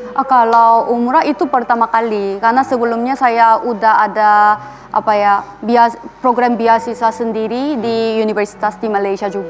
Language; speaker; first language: Indonesian; non-native, fluent; Korean